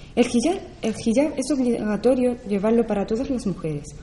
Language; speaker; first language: Spanish; non-native, fluent; Persian